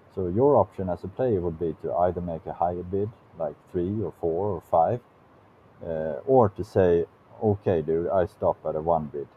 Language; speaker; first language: English; non-native, fluent; Swedish